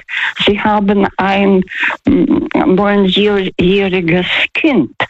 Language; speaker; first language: German; non-native, fluent; Russian